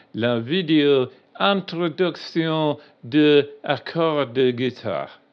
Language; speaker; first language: French; non-native, learner; English